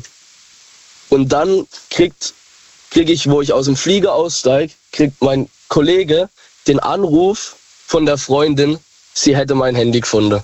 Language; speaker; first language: German; native; German